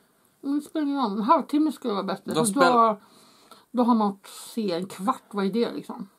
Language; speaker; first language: Swedish; native; Swedish